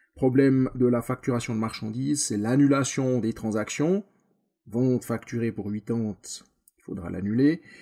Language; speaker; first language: French; native; French